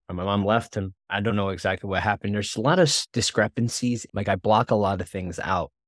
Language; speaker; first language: English; native; English